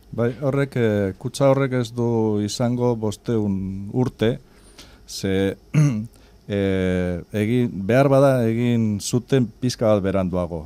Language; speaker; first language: Basque; non-native, local second language; Spanish